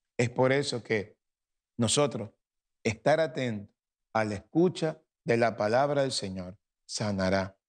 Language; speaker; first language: Spanish; native; Spanish